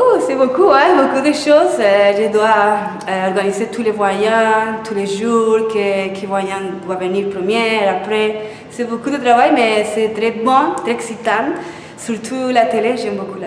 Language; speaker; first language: French; non-native, fluent; Spanish